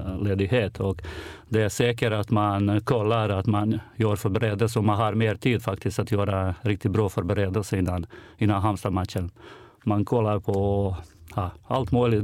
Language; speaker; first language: Swedish; non-native, fluent; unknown